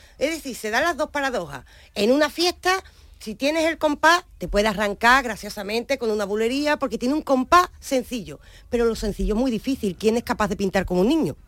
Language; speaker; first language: Spanish; native; Spanish